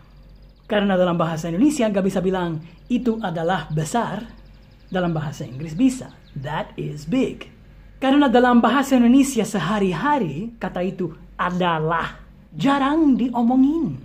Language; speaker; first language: Indonesian; non-native, fluent; English